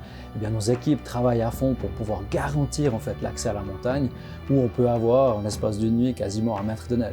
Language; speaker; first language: French; native; French